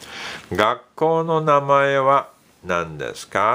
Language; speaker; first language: Japanese; non-native, fluent; English